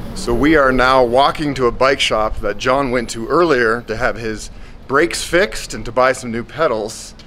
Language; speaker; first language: English; native; English